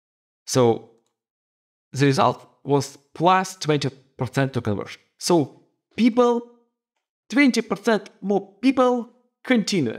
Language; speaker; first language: English; non-native, fluent; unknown